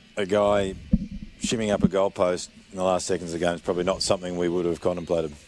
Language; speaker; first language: English; native; English